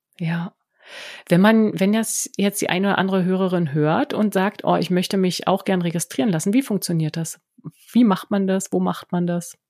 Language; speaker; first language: German; native; German